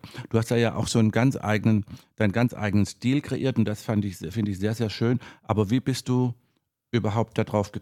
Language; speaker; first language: German; native; German